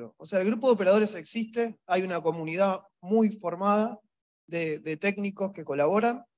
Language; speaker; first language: Spanish; native; Spanish